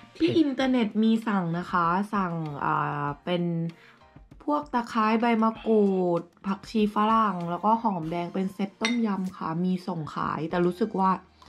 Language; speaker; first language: Thai; native; Thai